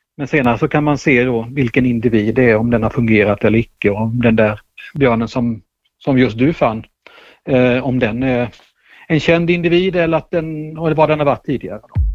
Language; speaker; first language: Swedish; native; Swedish